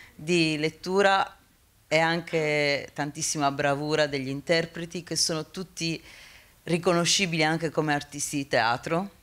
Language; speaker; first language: Italian; native; Italian